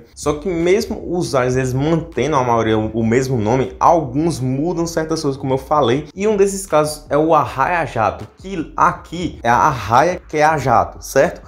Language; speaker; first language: Portuguese; native; Portuguese